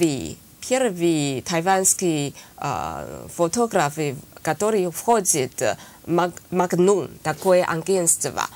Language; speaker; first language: Russian; non-native, learner; Chinese